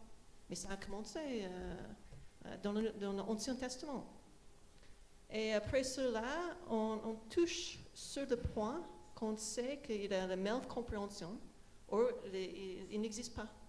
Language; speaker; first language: French; non-native, fluent; English